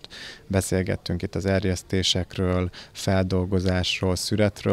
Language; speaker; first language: Hungarian; native; Hungarian